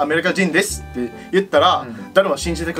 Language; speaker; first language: Japanese; non-native, fluent; English